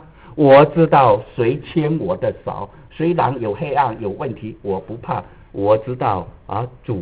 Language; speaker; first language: Chinese; native; Chinese